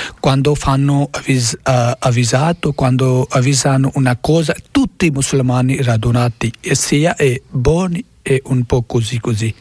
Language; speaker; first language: Italian; non-native, learner; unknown